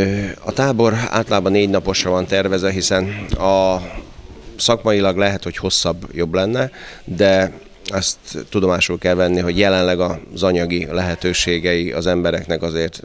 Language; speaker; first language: Hungarian; native; Hungarian